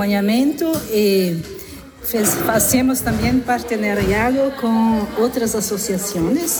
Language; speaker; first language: Spanish; non-native, learner; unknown